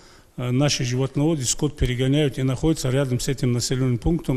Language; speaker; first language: Russian; native; Russian